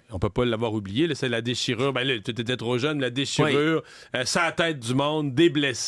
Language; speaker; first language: French; native; French